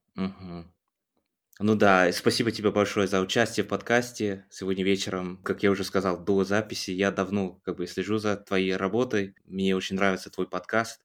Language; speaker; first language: Russian; non-native, fluent; English